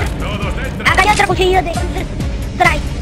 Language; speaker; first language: Spanish; native; Spanish